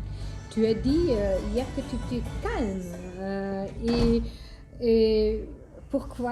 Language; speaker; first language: French; non-native, fluent; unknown